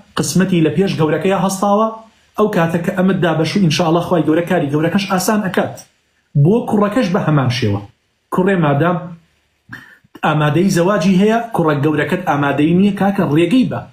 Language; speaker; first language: Central Kurdish; native; Central Kurdish